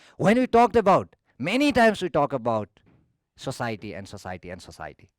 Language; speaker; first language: English; non-native, local second language; Nepali